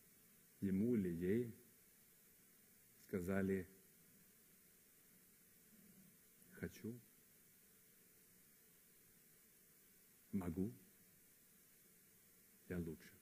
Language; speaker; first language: Russian; non-native, fluent; Swedish